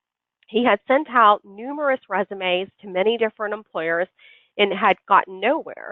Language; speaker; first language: English; native; English